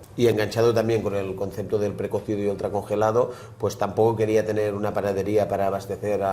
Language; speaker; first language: Spanish; native; Spanish